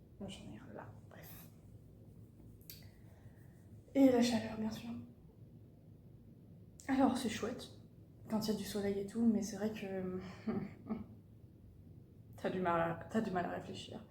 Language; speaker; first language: French; native; French